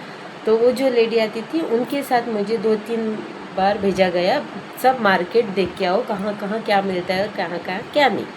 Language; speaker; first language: Hindi; non-native, local second language; Konkani